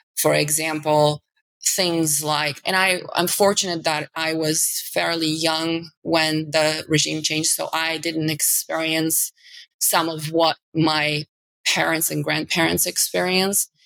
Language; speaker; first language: English; non-native, fluent; Bulgarian